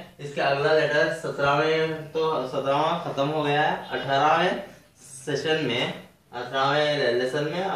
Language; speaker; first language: Hindi; non-native, local second language; Kannada